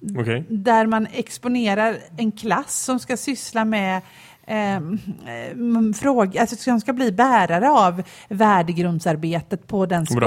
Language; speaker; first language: Swedish; native; Swedish